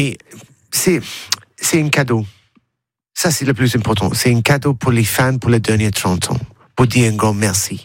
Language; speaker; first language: French; non-native, learner; English